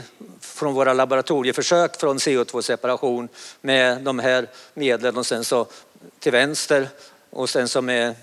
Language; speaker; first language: Swedish; native; Swedish